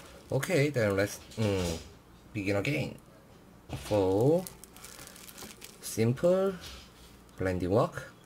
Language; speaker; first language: English; non-native, learner; Korean